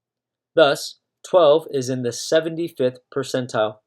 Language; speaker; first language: English; native; English